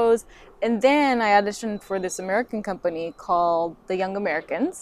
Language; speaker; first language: English; non-native, fluent; Japanese